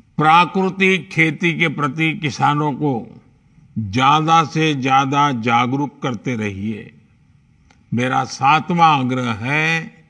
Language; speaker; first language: Hindi; non-native, local second language; Gujarati